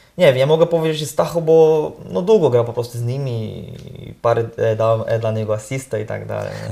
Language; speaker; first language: Polish; non-native, learner; Portuguese